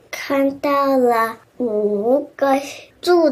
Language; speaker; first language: Chinese; early bilingual, heritage; English